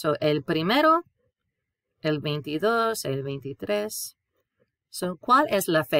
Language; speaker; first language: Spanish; non-native, fluent; English